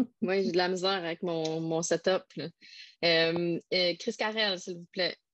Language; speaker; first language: French; native; French